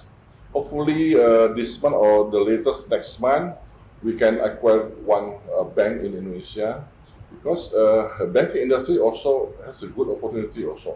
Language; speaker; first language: English; non-native, fluent; Indonesian